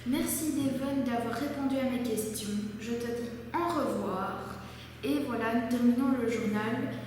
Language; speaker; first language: French; native; French